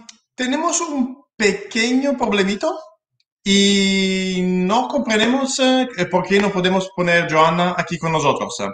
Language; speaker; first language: Spanish; non-native, learner; Italian